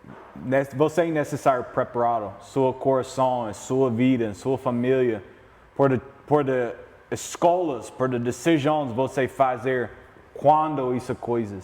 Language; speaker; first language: Portuguese; non-native, learner; English